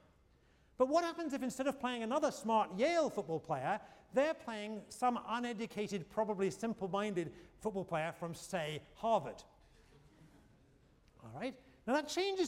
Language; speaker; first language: English; native; English